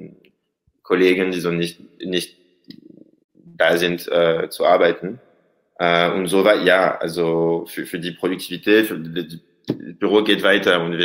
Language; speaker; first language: German; non-native, learner; French